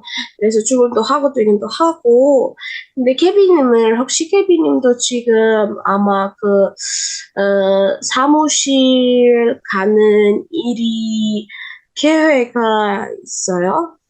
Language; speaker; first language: Korean; non-native, learner; Indonesian